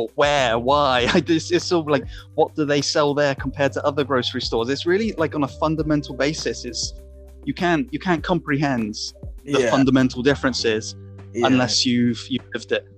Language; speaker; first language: English; native; English